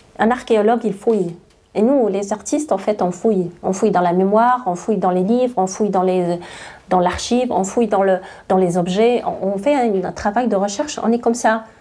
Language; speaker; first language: French; non-native, local second language; Arabic